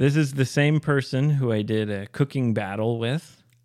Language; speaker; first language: English; native; English